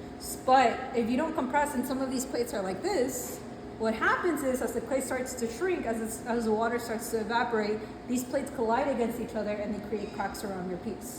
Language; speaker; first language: English; native; English